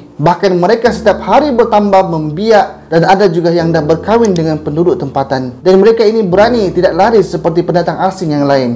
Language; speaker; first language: Malay; native; Malay